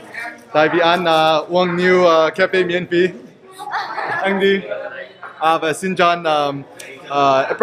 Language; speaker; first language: Vietnamese; non-native, learner; English